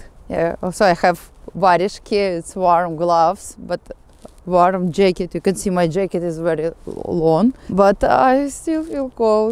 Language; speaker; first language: English; non-native, fluent; Russian